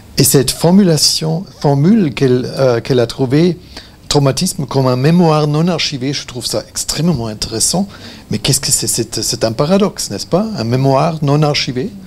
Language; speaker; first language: French; non-native, fluent; German